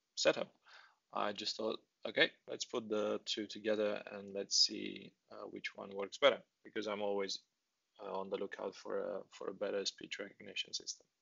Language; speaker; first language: English; non-native, fluent; Romanian